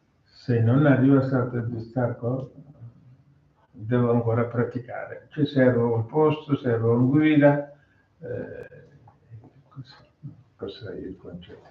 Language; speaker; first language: Italian; non-native, learner; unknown